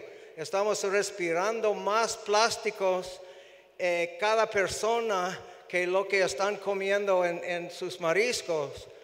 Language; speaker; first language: Spanish; non-native, fluent; English